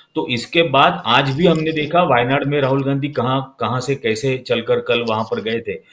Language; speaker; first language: Hindi; non-native, local second language; Marathi